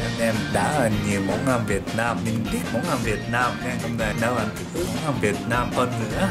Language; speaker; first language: Vietnamese; non-native, learner; Japanese